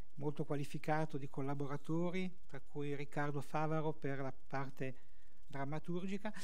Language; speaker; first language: Italian; native; Italian